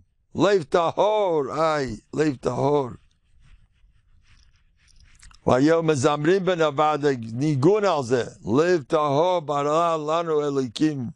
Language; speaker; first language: Hebrew; non-native, fluent; English